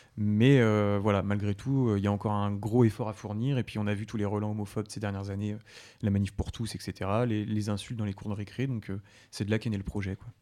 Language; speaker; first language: French; native; French